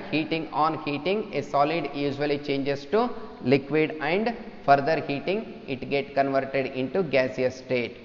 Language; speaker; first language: English; non-native, local second language; Kannada